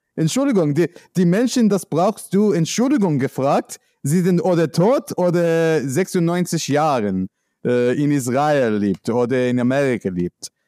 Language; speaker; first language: German; non-native, learner; English